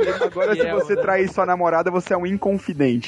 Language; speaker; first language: Portuguese; native; Portuguese